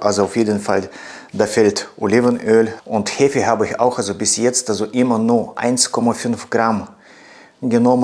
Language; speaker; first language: German; non-native, fluent; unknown